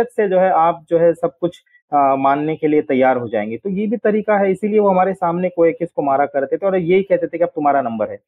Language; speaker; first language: Hindi; non-native, local second language; Urdu